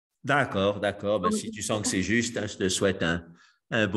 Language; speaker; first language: French; native; French